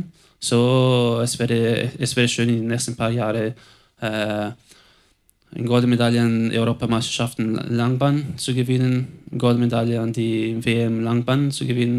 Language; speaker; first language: German; non-native, local second language; Italian